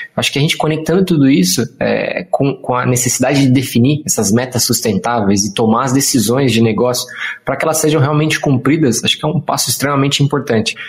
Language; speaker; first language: Portuguese; native; Portuguese